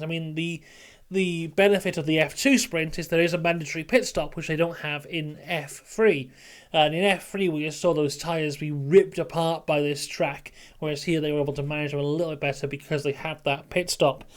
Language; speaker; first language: English; native; English